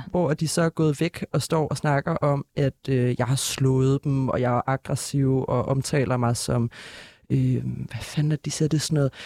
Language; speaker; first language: Danish; native; Danish